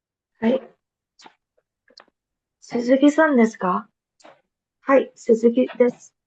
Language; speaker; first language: Japanese; non-native, learner; Filipino